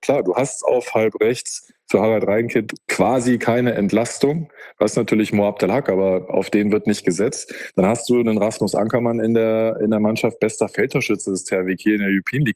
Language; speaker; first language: German; native; German